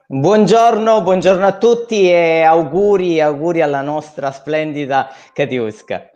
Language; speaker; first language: Italian; native; Italian